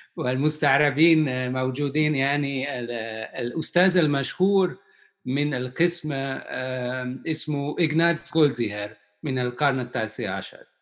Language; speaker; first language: Arabic; non-native, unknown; Hungarian